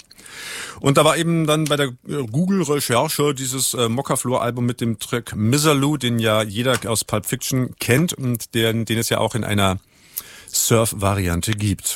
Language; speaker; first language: German; native; German